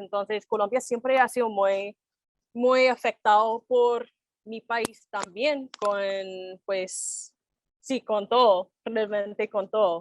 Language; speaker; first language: Spanish; non-native, fluent; English